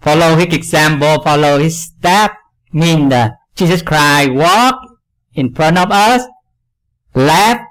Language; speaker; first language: English; non-native, learner; Vietnamese